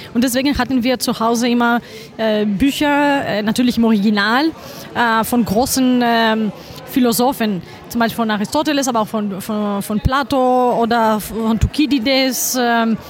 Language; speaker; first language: German; non-native, fluent; Greek